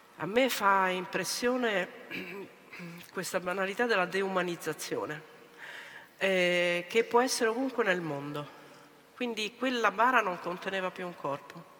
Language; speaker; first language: Italian; native; Italian